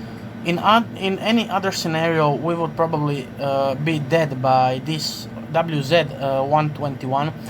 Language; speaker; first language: English; non-native, fluent; Croatian